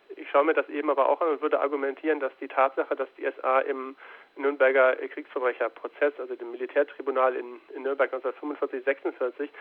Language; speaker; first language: German; native; German